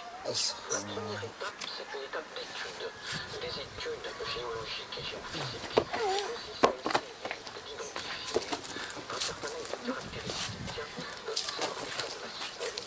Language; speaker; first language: French; native; French